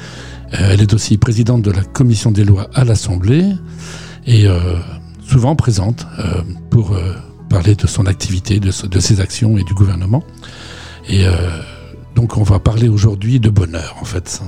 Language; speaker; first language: French; native; French